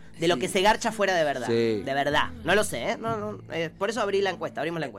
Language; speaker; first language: Spanish; native; Spanish